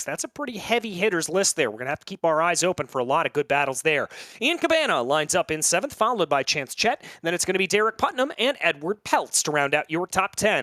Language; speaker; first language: English; native; English